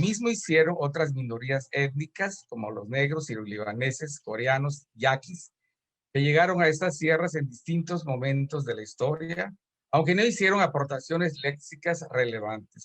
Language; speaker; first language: Spanish; native; Spanish